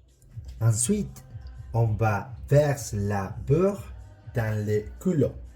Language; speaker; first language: French; non-native, learner; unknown